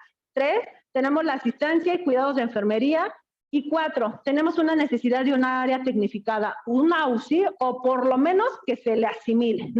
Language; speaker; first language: Spanish; native; Spanish